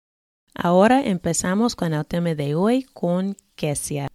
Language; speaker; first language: Spanish; non-native, fluent; English